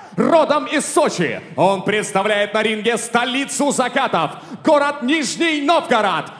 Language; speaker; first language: Russian; native; Russian